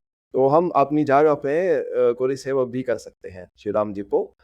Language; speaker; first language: Hindi; non-native, fluent; Russian